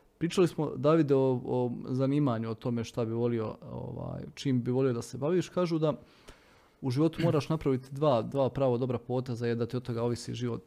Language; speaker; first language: Croatian; native; Croatian